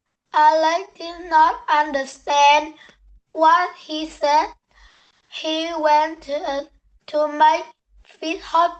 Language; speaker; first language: English; non-native, learner; Vietnamese